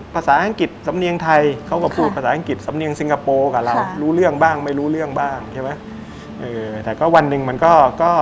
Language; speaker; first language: Thai; native; Thai